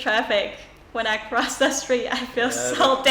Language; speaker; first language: English; non-native, fluent; Chinese